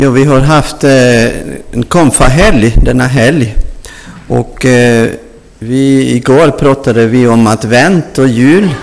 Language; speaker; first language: Swedish; non-native, fluent; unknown